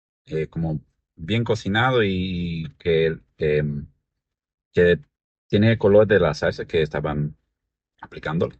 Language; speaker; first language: Spanish; early bilingual, heritage; Spanish